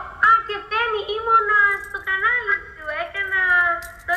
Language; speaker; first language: Greek; early bilingual, heritage; Greek